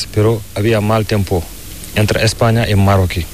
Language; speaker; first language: Spanish; non-native, learner; Fula